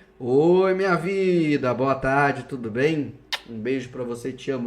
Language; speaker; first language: Portuguese; native; Portuguese